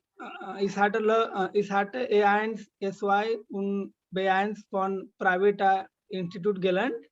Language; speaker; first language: German; non-native, learner; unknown